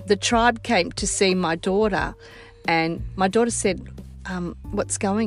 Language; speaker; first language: English; non-native, local second language; Sicilian